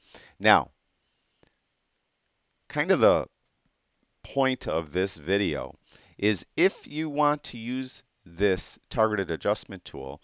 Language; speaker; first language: English; native; English